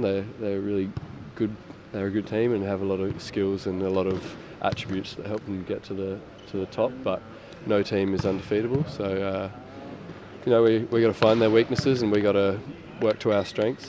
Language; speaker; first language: English; native; English